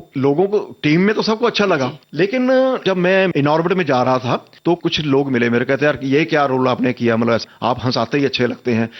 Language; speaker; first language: Hindi; non-native, local second language; Punjabi